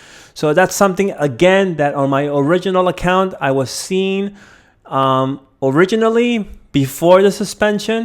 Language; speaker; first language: English; native; English